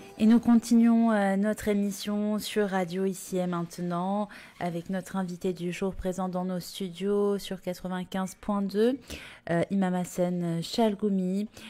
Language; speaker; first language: French; native; French